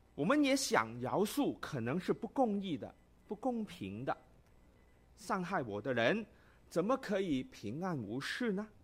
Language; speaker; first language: Chinese; non-native, local second language; Cantonese